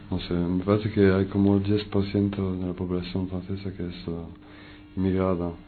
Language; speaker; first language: Spanish; non-native, fluent; French